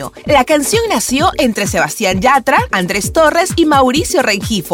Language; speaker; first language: Spanish; native; Spanish